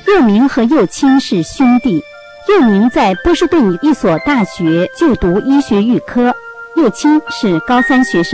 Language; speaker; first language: Chinese; native; Chinese